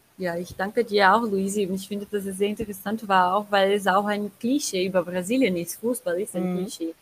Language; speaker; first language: German; non-native, learner; Portuguese